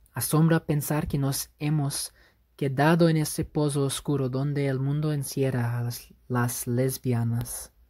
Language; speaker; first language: Spanish; non-native, fluent; English